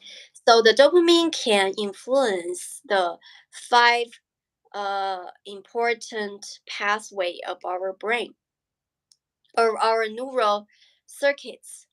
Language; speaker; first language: English; non-native, learner; Chinese